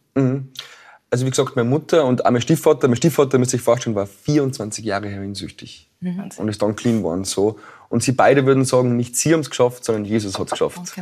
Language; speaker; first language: German; native; German